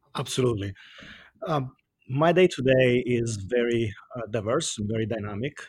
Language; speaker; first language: English; non-native, fluent; Italian